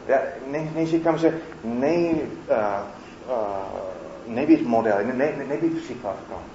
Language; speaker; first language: Czech; non-native, fluent; English